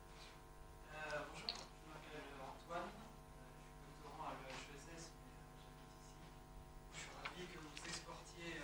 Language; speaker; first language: French; native; French